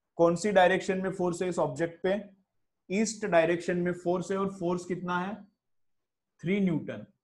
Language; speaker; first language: Hindi; non-native, local second language; Marathi